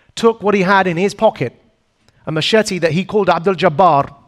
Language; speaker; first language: English; native; English